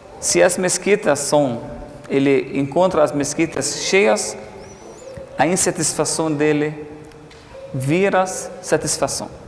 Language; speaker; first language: Portuguese; non-native, fluent; Arabic